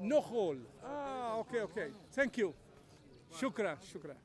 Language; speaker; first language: English; non-native, learner; Italian